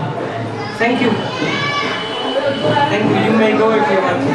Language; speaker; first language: English; non-native, learner; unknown